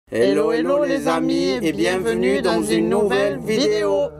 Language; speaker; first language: French; native; French